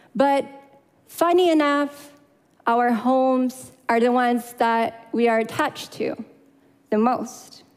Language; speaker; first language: English; non-native, fluent; Russian